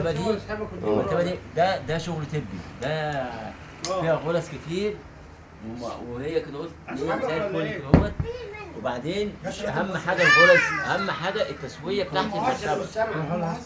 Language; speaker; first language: Arabic; native; Arabic